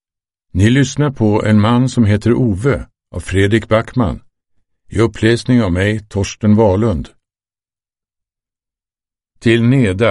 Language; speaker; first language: Swedish; native; Swedish